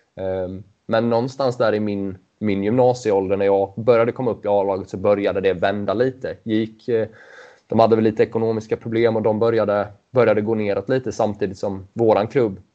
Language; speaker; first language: Swedish; native; Swedish